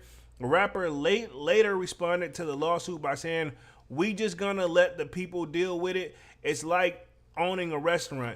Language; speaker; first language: English; native; English